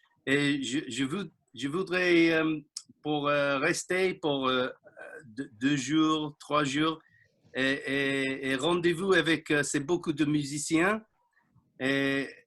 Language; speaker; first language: French; non-native, learner; English